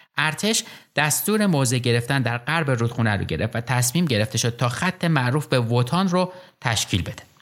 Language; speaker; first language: Persian; native; Persian